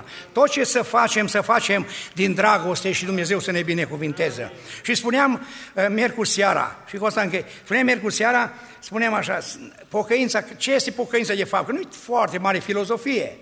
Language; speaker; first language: Romanian; native; Romanian